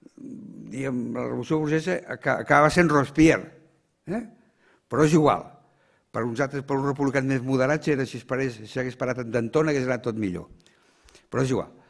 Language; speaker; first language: Catalan; native; Catalan